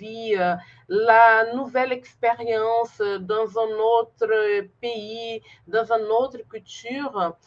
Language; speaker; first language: French; non-native, fluent; Portuguese